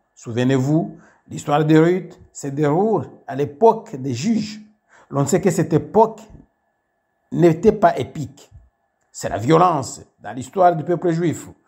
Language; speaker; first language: French; non-native, local second language; Kinyarwanda